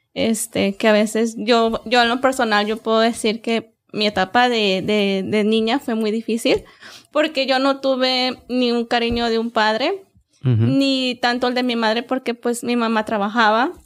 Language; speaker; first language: Spanish; native; Spanish